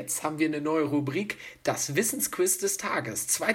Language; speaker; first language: German; native; German